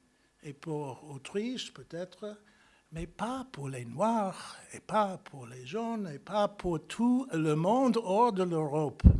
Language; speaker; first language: French; non-native, fluent; English